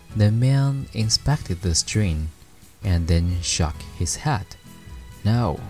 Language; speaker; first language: English; non-native, fluent; Chinese